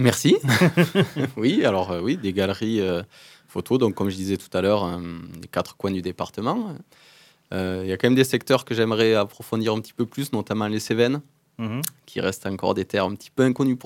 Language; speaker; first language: French; native; French